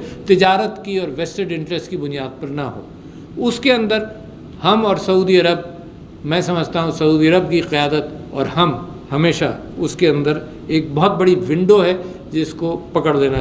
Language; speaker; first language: Urdu; native; Urdu